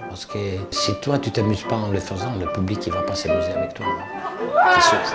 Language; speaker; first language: French; non-native, fluent; Italian